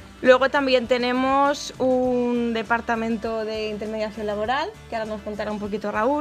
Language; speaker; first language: Spanish; native; Spanish